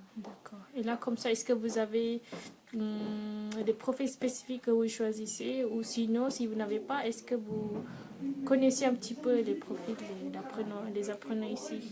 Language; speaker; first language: French; non-native, fluent; Malay